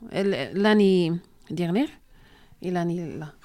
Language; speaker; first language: French; non-native, learner; Arabic